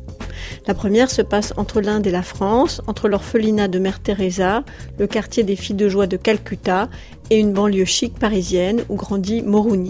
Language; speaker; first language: French; native; French